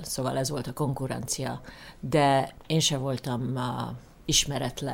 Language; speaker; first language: Hungarian; early bilingual, heritage; Hungarian